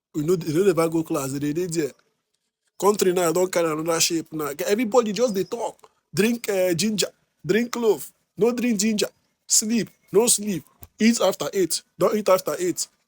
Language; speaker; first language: Nigerian Pidgin; non-native, local second language; Igbo